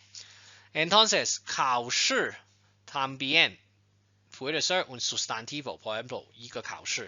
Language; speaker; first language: Spanish; non-native, fluent; Chinese